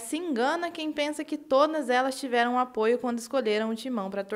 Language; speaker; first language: Portuguese; native; Portuguese